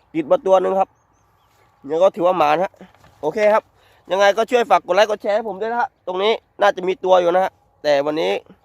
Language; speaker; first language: Thai; native; Thai